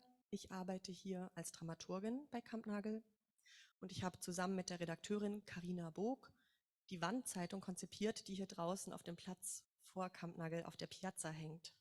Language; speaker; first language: German; native; German